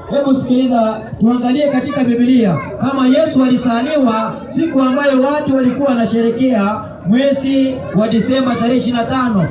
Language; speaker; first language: Swahili; non-native, local second language; Gusii